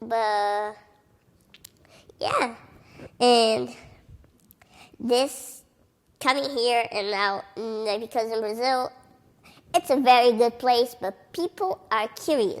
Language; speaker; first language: English; early bilingual, other home language; Portuguese